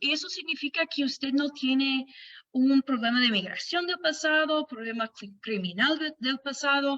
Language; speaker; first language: Spanish; non-native, fluent; English